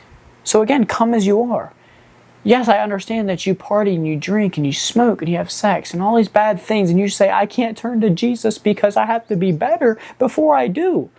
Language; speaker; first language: English; native; English